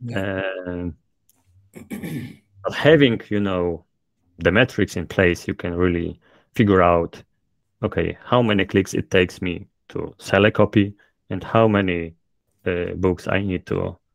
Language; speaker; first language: English; non-native, fluent; Polish